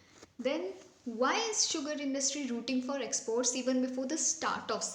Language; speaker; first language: English; non-native, local second language; Hindi